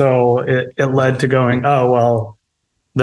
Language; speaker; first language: English; native; English